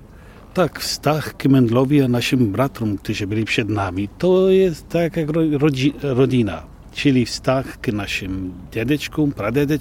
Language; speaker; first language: Czech; non-native, fluent; Polish